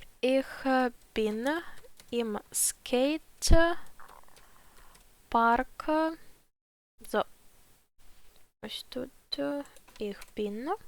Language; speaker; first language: German; non-native, fluent; Ukrainian